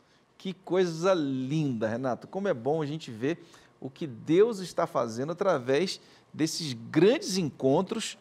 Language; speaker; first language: Portuguese; native; Portuguese